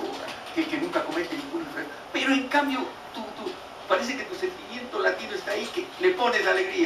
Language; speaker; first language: Spanish; native; Spanish